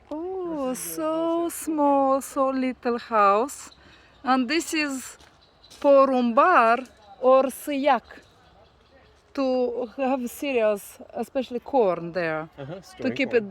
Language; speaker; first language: English; non-native, learner; Romanian